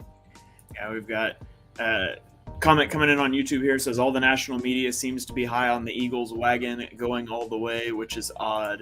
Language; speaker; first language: English; native; English